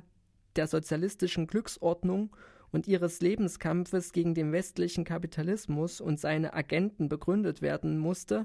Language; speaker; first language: German; native; German